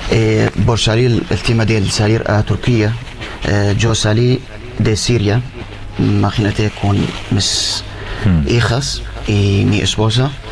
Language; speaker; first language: Spanish; non-native, learner; Arabic